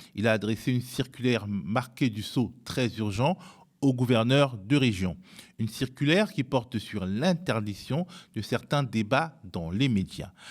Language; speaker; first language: French; native; French